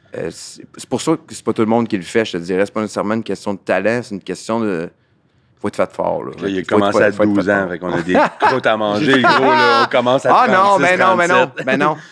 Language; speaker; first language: French; native; French